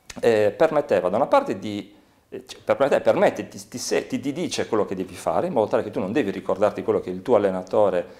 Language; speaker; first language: Italian; native; Italian